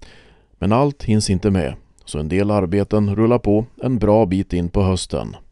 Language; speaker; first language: Swedish; native; Swedish